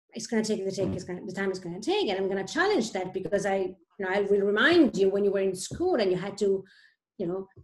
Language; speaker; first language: English; non-native, fluent; Italian